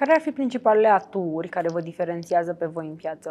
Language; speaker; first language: Romanian; native; Romanian